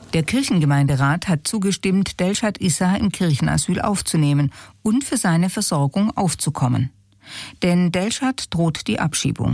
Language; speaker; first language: German; native; German